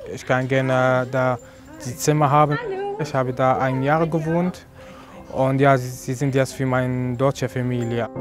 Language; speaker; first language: German; non-native, learner; Arabic